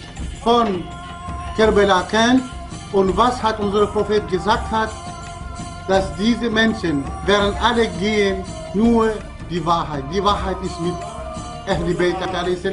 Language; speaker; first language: German; early bilingual, other home language; Albanian